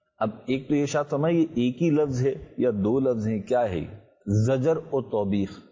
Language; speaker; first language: Urdu; native; Urdu